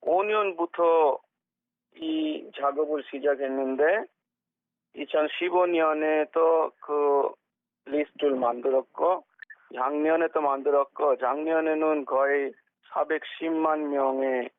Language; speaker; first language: Korean; non-native, fluent; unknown